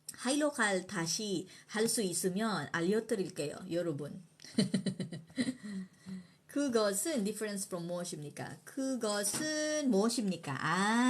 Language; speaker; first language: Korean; non-native, fluent; Filipino